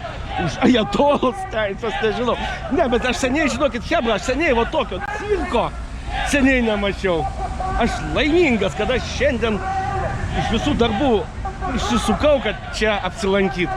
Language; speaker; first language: Lithuanian; native; Lithuanian